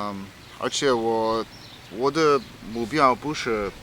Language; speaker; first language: Chinese; non-native, learner; English